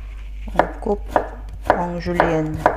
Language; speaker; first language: French; non-native, fluent; Korean